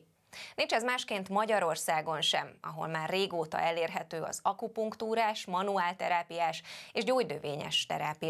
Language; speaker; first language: Hungarian; native; Hungarian